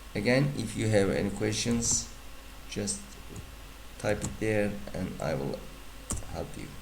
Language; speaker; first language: English; non-native, fluent; Turkish